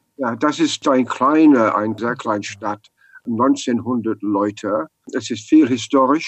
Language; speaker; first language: German; non-native, learner; English